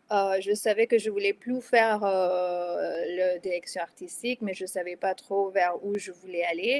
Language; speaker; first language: French; non-native, fluent; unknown